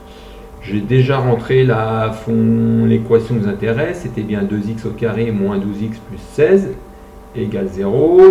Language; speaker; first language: French; native; French